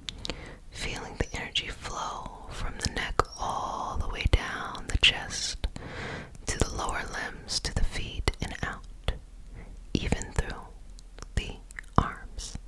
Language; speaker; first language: English; native; English